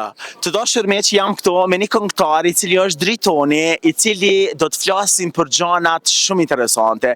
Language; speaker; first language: Albanian; native; Albanian